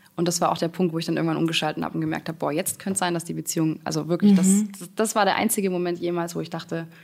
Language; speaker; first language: German; native; German